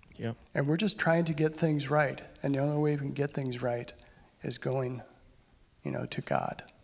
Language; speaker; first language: English; native; English